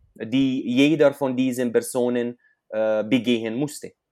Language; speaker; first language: German; non-native, fluent; Arabic